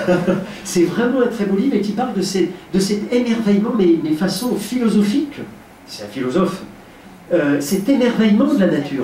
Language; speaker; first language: French; native; French